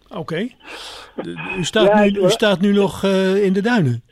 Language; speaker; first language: Dutch; native; Dutch